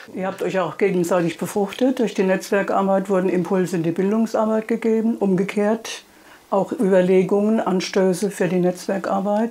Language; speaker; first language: German; native; German